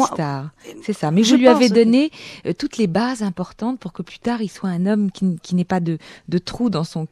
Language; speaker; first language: French; native; French